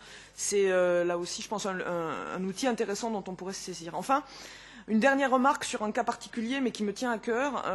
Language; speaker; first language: French; native; French